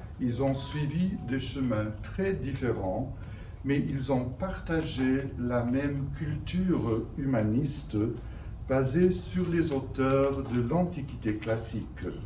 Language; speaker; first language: French; non-native, fluent; Portuguese